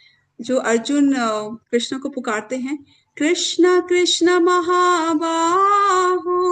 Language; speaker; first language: Hindi; native; Hindi